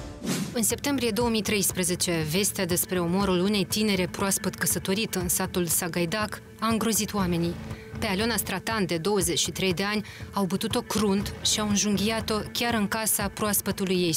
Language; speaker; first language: Romanian; native; Romanian